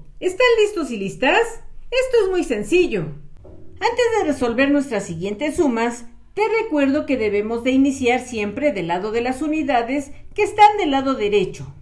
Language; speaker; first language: Spanish; native; Spanish